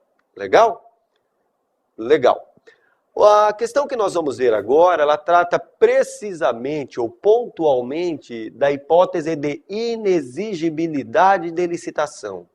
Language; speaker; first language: Portuguese; native; Portuguese